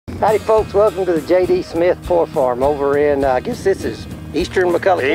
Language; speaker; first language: English; native; English